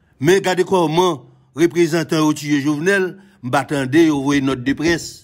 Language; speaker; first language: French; non-native, local second language; Haitian Creole